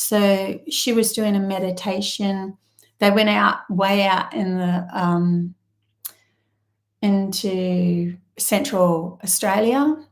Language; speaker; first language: English; native; English